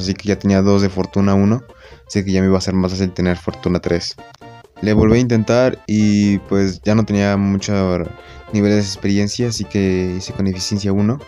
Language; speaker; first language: Spanish; native; Spanish